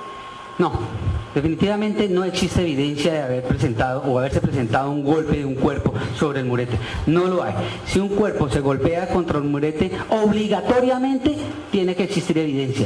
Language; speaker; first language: Spanish; native; Spanish